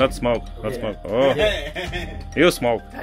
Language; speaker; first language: English; non-native, learner; Polish